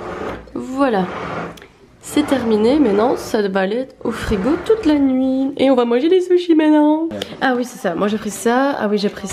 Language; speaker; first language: French; native; French